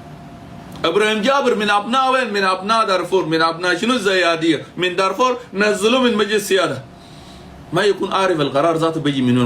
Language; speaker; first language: Arabic; native; Arabic